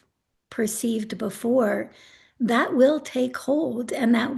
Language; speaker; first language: English; native; English